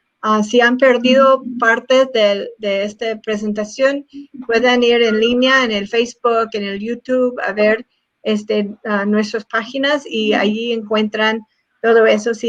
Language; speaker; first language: Spanish; non-native, fluent; English